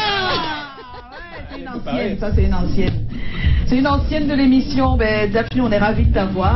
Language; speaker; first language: French; native; French